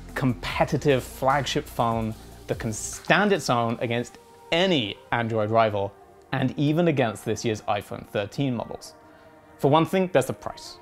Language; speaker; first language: English; native; English